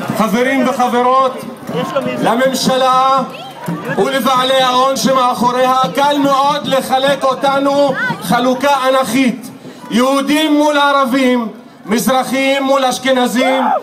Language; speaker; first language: Hebrew; non-native, local second language; Arabic